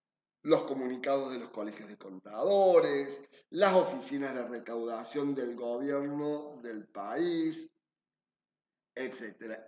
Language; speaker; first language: Spanish; native; Spanish